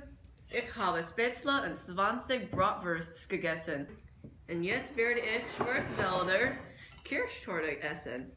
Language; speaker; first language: German; non-native, learner; English